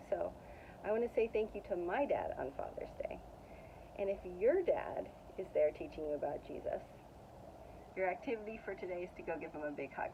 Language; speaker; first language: English; native; English